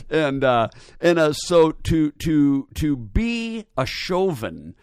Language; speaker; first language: English; native; English